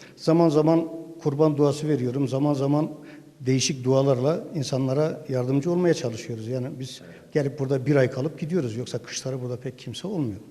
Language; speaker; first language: Turkish; native; Turkish